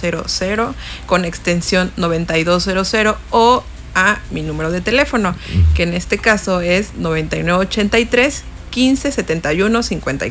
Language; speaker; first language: Spanish; native; Spanish